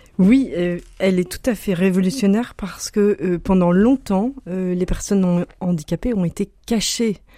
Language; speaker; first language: French; native; French